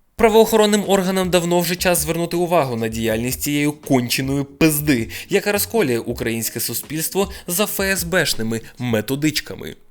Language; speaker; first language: Ukrainian; non-native, local second language; Russian